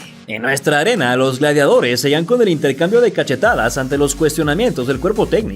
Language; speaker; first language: Spanish; native; Spanish